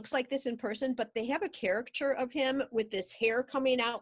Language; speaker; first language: English; native; English